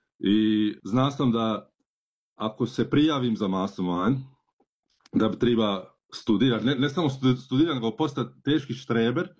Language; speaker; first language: Serbian; early bilingual, heritage; Croatian